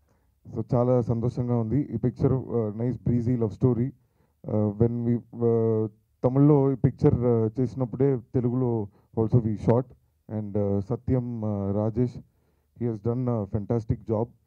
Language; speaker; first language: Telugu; non-native, learner; Tamil